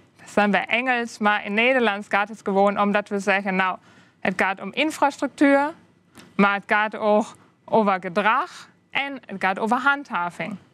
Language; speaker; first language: Dutch; non-native, fluent; German